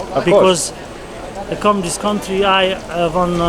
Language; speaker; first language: English; non-native, learner; Hungarian